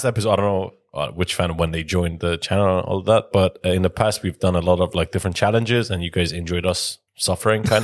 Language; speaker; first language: English; non-native, fluent; Persian